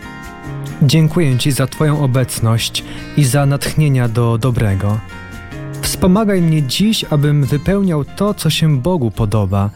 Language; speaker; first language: Polish; native; Polish